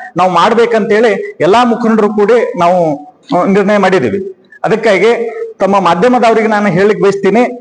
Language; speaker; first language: Kannada; non-native, local second language; Lambadi